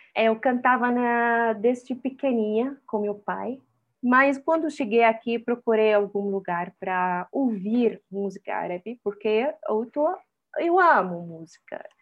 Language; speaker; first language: Portuguese; non-native, fluent; Arabic